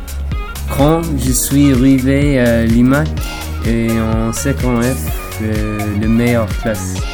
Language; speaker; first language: French; non-native, learner; English